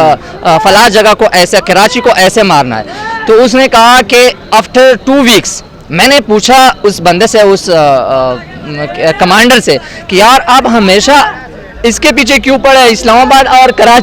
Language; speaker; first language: Hindi; non-native, local second language; Pashto